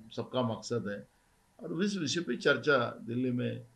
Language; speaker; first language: Hindi; non-native, local second language; Marathi